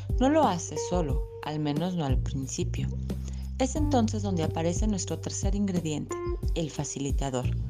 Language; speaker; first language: Spanish; native; Spanish